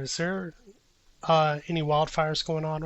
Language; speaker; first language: English; native; English